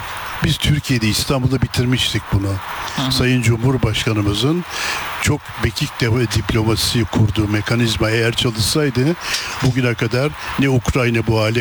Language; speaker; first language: Turkish; native; Turkish